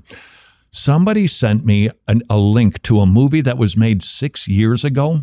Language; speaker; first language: English; native; English